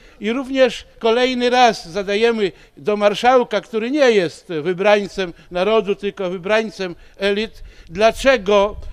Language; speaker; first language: Polish; native; Polish